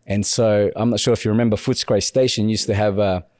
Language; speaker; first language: English; native; English